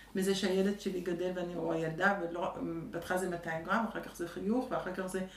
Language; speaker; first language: Hebrew; early bilingual, other home language; French